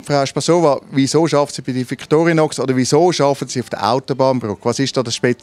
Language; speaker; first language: German; native; German